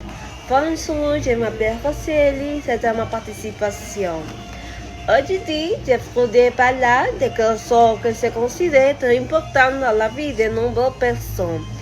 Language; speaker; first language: French; non-native, learner; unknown